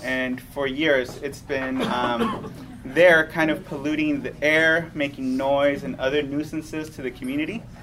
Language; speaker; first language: English; early bilingual, other home language; Spanish